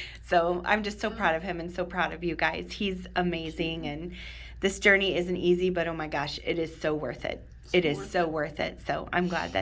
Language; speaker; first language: English; native; English